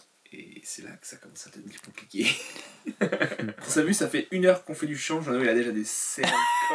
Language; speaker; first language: French; native; French